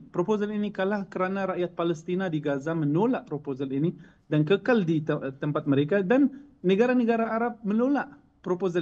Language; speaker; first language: Indonesian; non-native, fluent; Arabic